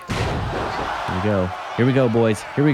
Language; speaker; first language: English; native; English